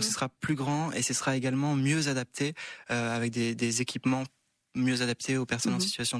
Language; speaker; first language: French; native; French